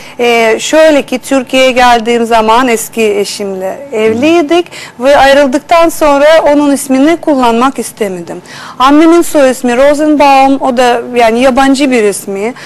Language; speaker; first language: Turkish; non-native, fluent; Russian